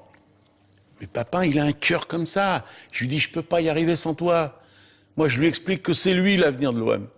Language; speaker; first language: French; native; French